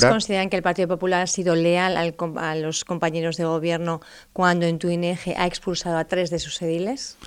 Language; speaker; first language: Spanish; native; Spanish